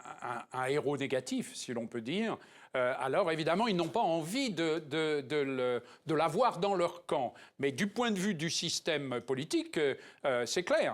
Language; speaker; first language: French; native; French